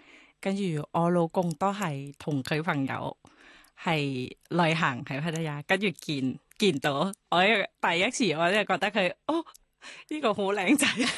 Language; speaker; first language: Cantonese; non-native, fluent; Thai